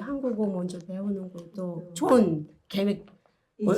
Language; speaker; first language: Korean; non-native, learner; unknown